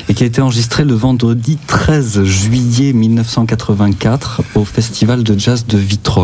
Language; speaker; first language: French; native; French